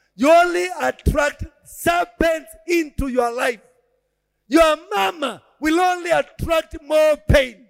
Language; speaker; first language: English; non-native, local second language; Swahili